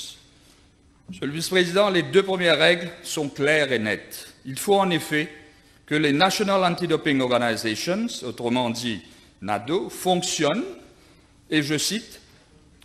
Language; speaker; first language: French; non-native, local second language; Morisyen